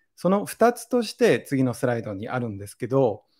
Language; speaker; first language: Japanese; non-native, fluent; Spanish